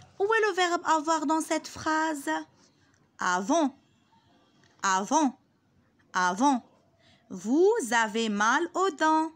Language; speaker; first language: French; non-native, local second language; Arabic